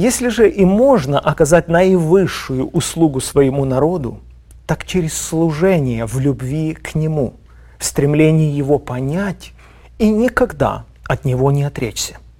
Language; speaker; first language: Russian; native; Russian